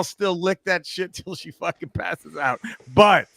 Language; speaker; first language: English; native; English